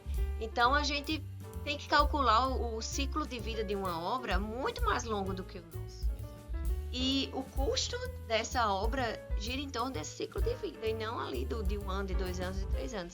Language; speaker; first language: Portuguese; native; Portuguese